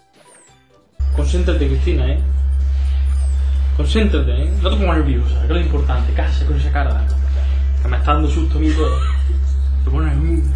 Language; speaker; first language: Spanish; native; Spanish